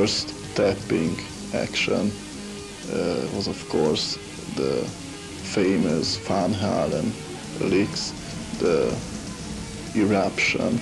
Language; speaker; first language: English; non-native, learner; Hungarian